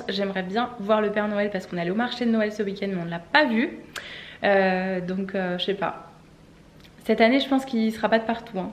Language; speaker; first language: French; native; French